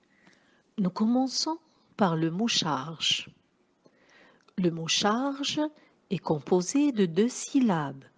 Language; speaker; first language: French; non-native, local second language; Arabic